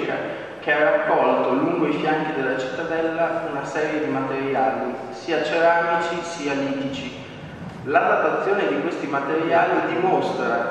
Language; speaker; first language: Italian; native; Italian